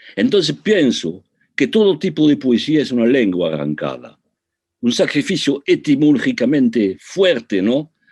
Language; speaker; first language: Spanish; early bilingual, heritage; Spanish